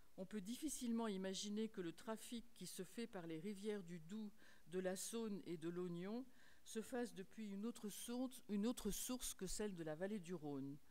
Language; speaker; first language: French; native; French